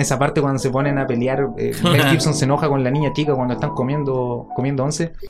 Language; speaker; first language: Spanish; native; Spanish